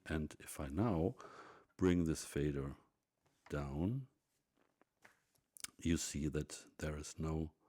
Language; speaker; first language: English; non-native, fluent; German